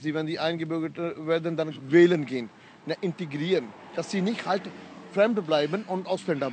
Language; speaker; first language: German; non-native, fluent; Punjabi